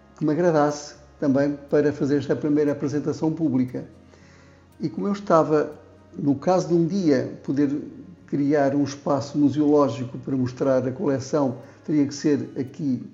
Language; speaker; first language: Portuguese; native; Portuguese